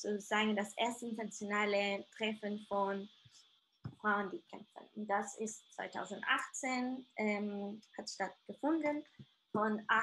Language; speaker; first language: German; non-native, fluent; Spanish